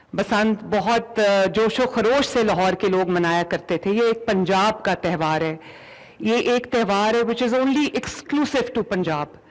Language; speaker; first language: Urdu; native; Urdu